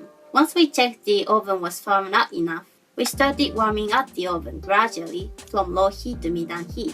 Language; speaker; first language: English; non-native, fluent; Japanese